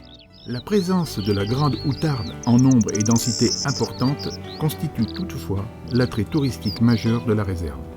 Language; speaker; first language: French; native; French